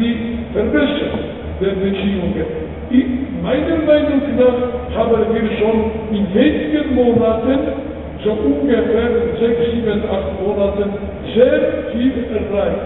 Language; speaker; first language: German; non-native, fluent; Polish